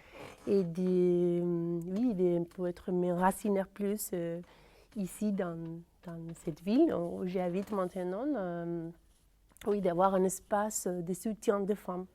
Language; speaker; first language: French; non-native, fluent; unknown